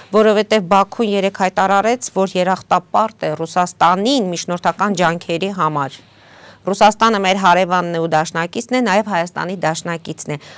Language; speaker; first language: Armenian; native; Armenian